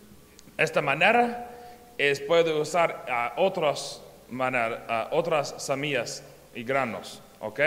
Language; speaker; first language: Spanish; non-native, learner; English